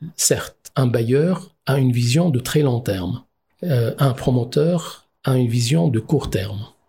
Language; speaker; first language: French; non-native, local second language; Arabic